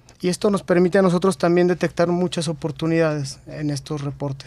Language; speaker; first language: Spanish; native; Spanish